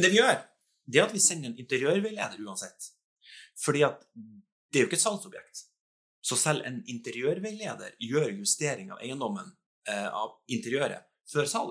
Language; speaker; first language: Norwegian; native; Norwegian